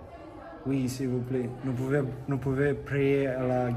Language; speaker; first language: French; non-native, learner; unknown